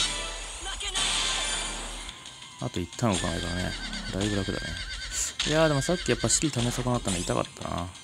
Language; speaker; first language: Japanese; native; Japanese